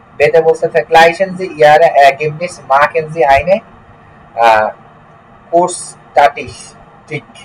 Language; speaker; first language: German; non-native, learner; Bangla